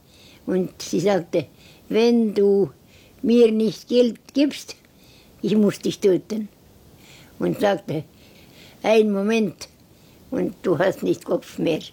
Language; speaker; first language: German; non-native, learner; Estonian